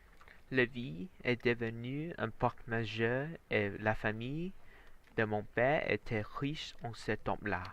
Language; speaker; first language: French; non-native, learner; Vietnamese